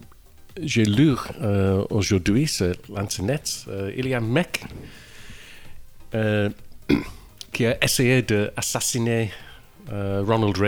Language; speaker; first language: French; non-native, learner; English